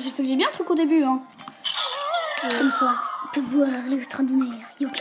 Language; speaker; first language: French; native; French